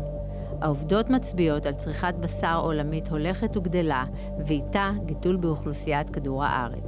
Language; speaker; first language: Hebrew; native; Hebrew